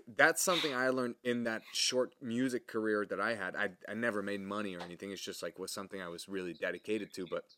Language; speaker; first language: English; non-native, fluent; French